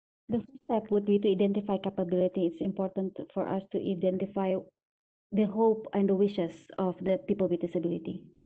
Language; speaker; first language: English; non-native, fluent; Indonesian